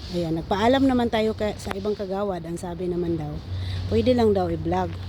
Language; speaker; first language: Filipino; non-native, local second language; Cebuano